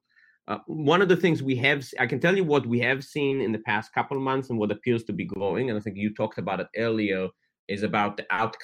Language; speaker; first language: English; native; English